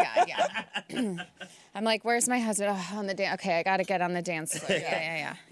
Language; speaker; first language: English; native; English